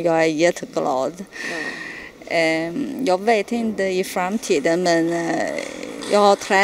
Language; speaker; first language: Swedish; non-native, learner; Chinese